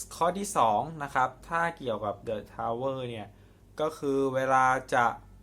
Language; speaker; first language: Thai; native; Thai